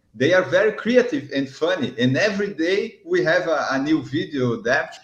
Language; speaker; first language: English; non-native, learner; Portuguese